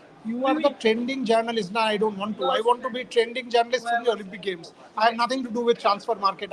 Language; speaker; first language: English; non-native, local second language; Bangla